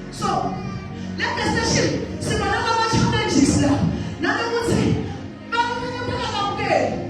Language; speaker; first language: Zulu; non-native, local second language; Swati